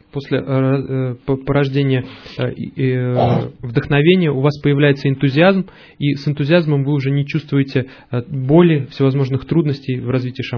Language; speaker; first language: Russian; native; Russian